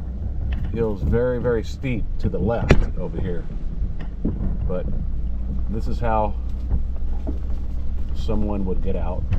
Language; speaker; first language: English; native; English